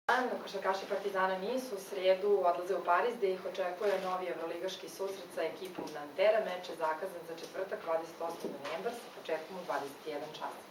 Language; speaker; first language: Serbian; native; Serbian